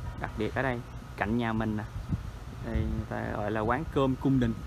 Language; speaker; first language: Vietnamese; native; Vietnamese